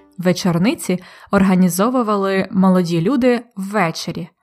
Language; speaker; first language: Ukrainian; native; Ukrainian